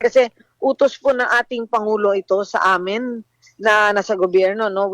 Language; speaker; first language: Filipino; native; Filipino